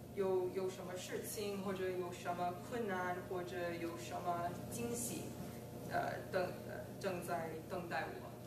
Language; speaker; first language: Chinese; non-native, fluent; English